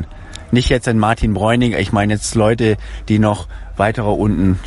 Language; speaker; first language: German; native; German